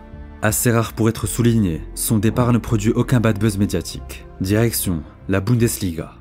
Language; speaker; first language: French; native; French